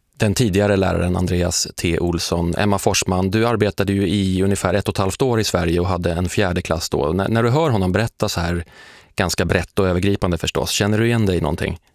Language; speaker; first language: Swedish; native; Swedish